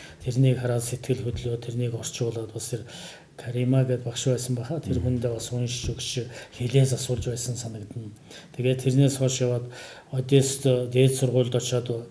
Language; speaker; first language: Mongolian; non-native, local second language; Kazakh